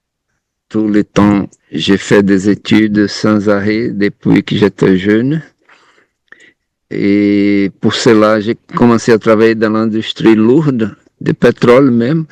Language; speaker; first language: French; non-native, fluent; Portuguese